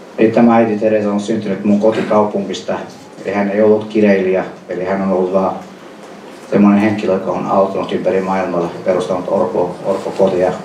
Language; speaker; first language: Finnish; non-native, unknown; Albanian